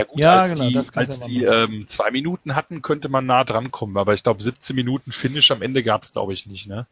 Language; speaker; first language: German; native; German